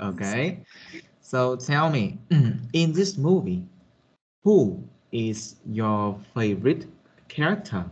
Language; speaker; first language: English; non-native, fluent; Vietnamese